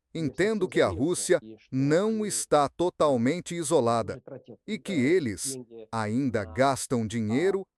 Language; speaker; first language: Portuguese; non-native, fluent; Serbian